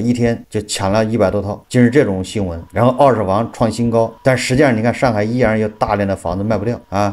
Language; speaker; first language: Chinese; native; Chinese